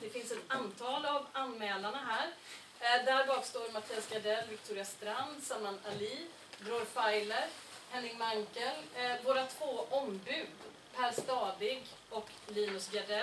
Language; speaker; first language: Swedish; native; Swedish